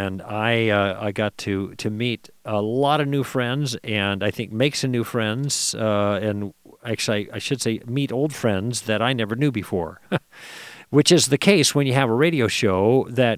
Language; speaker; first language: English; native; English